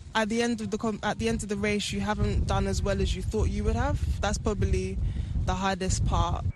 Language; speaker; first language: English; native; English